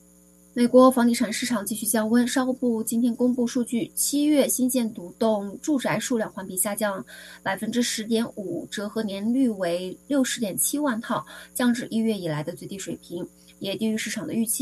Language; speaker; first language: Chinese; native; Chinese